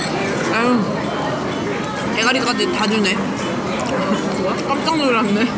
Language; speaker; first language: Korean; native; Korean